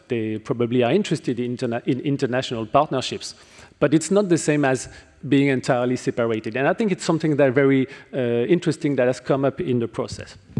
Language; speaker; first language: English; non-native, fluent; French